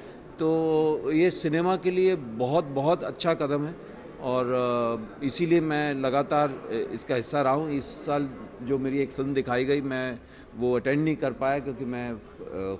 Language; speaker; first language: Hindi; native; Hindi